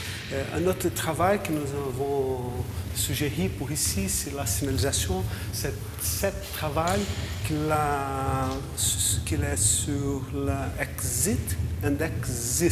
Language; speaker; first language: French; non-native, learner; Portuguese